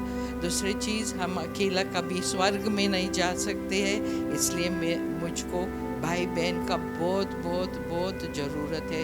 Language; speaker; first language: Hindi; non-native, local second language; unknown